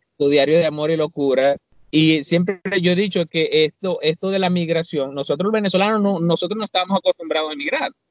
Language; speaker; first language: Spanish; native; Spanish